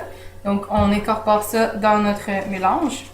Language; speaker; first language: French; native; French